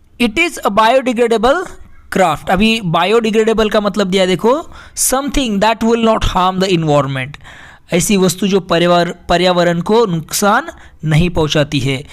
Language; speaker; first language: Hindi; native; Hindi